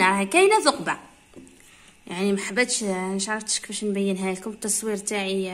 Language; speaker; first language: Arabic; native; Arabic